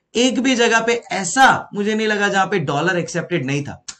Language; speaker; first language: Hindi; native; Hindi